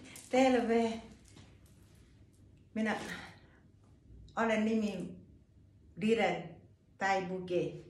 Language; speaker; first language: Finnish; non-native, learner; Thai